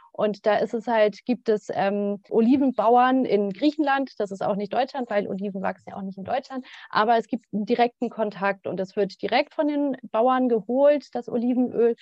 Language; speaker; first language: German; native; German